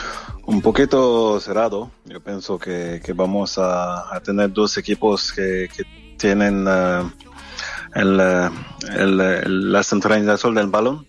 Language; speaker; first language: Spanish; non-native, fluent; French